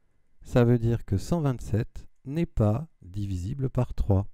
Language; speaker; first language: French; native; French